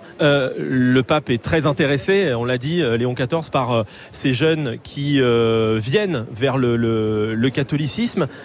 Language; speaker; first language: French; native; French